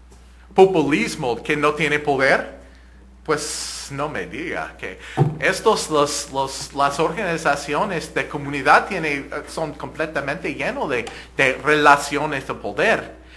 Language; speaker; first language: Spanish; non-native, fluent; English